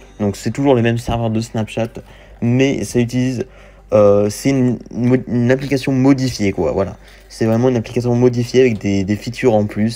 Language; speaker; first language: French; native; French